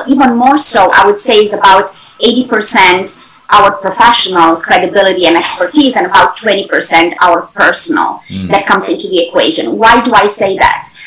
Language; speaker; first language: English; non-native, fluent; Romanian